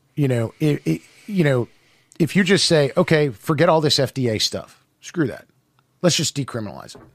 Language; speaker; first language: English; native; English